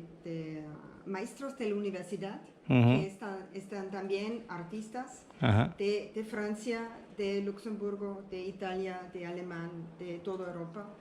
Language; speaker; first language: Spanish; non-native, learner; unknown